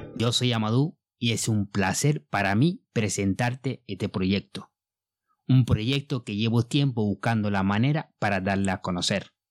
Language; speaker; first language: Spanish; non-native, fluent; Bambara